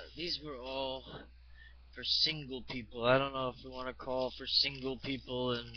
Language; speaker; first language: English; native; English